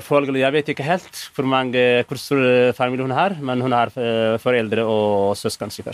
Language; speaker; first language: Norwegian; non-native, fluent; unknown